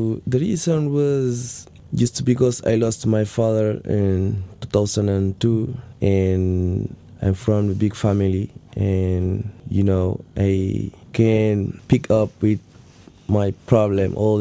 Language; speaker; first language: English; non-native, learner; Wolof